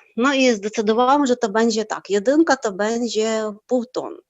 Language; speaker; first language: Polish; non-native, fluent; Ukrainian